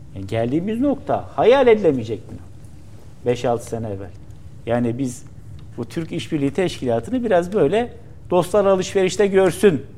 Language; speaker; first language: Turkish; native; Turkish